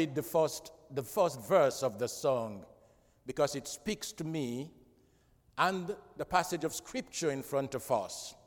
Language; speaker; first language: English; non-native, local second language; Krio